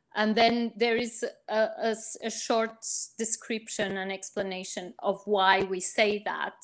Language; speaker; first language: English; non-native, fluent; Portuguese